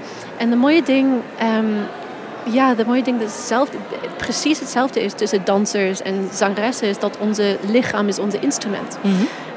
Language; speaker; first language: Dutch; non-native, fluent; English